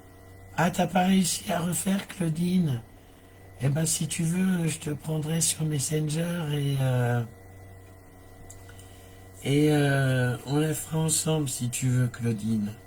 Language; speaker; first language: French; native; French